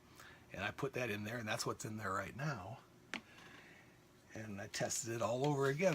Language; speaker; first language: English; native; English